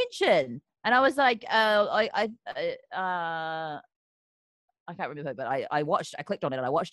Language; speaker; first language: English; native; English